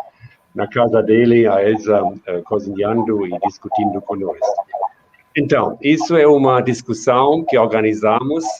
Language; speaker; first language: Portuguese; non-native, fluent; German